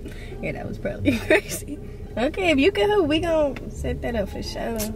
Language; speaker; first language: English; native; English